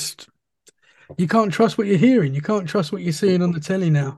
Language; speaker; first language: English; native; English